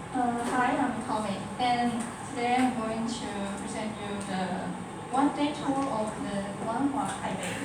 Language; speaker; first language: English; non-native, learner; Chinese